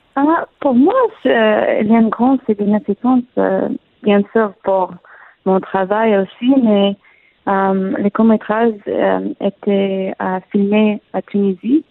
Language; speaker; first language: French; non-native, learner; Arabic